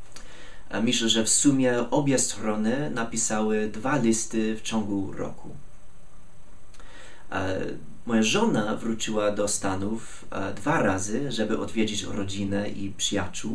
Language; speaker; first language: Polish; non-native, fluent; English